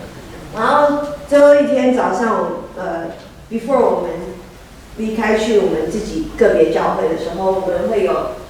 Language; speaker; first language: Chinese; early bilingual, heritage; Chinese